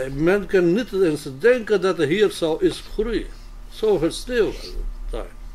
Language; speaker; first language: Dutch; non-native, fluent; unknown